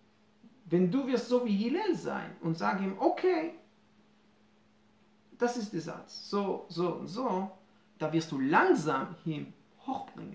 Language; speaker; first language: German; non-native, fluent; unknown